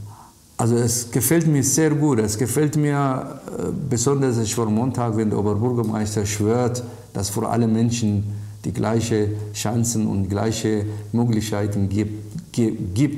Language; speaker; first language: German; non-native, fluent; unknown